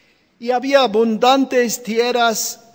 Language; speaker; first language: Spanish; non-native, fluent; English